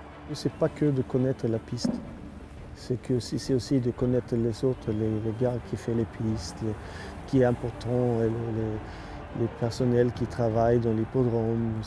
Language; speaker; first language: French; non-native, learner; Swedish